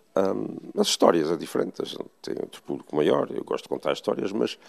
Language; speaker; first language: Portuguese; native; Portuguese